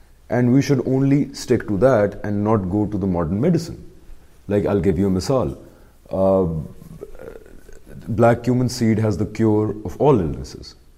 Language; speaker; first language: English; non-native, local second language; Urdu